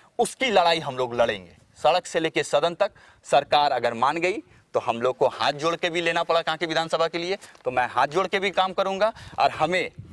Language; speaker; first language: Hindi; native; Hindi